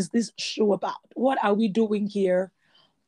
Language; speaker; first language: English; non-native, local second language; Yoruba